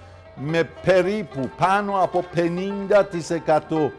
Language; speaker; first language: Greek; non-native, fluent; Persian